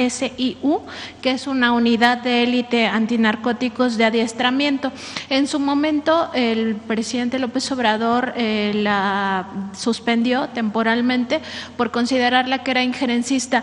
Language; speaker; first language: Spanish; native; Spanish